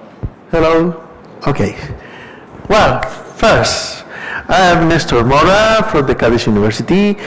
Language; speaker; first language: English; non-native, fluent; Spanish